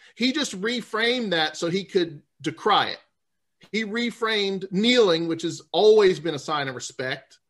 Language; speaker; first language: English; native; English